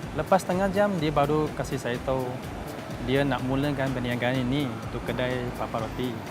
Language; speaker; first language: Malay; non-native, local second language; Chinese